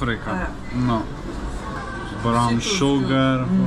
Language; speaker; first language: English; non-native, learner; Polish